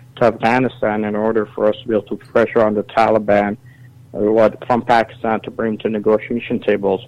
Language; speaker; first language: English; early bilingual, other home language; Assyrian Neo-Aramaic